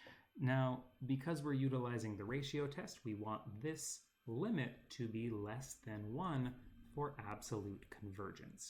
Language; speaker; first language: English; native; English